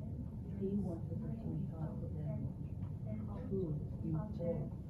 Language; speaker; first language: English; non-native, learner; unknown